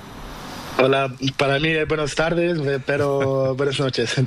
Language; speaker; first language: Spanish; non-native, learner; Portuguese